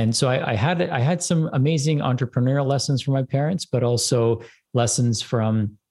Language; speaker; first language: English; early bilingual, other home language; Hindi